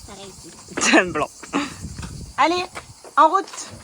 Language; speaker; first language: French; native; French